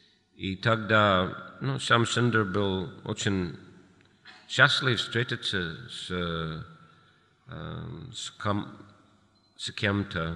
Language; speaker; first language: Russian; non-native, fluent; English